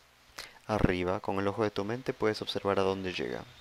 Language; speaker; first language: Spanish; native; Spanish